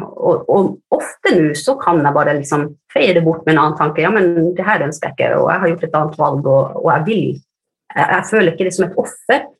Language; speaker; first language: Norwegian; early bilingual, other home language; Finnish